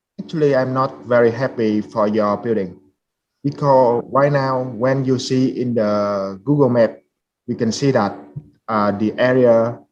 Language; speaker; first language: English; non-native, fluent; Vietnamese